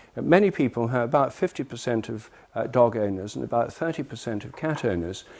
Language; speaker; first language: English; native; English